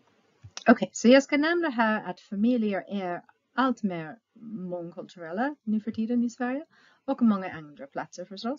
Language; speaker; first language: Swedish; non-native, fluent; English